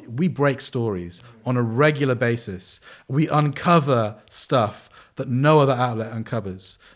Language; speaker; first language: English; native; English